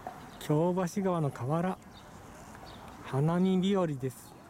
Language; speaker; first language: Japanese; native; Japanese